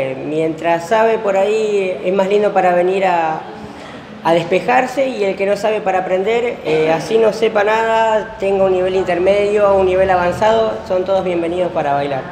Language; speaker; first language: Spanish; native; Spanish